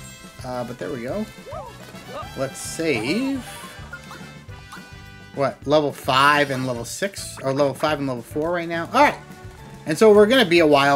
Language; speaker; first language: English; native; English